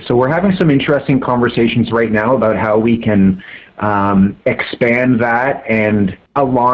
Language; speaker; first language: English; native; English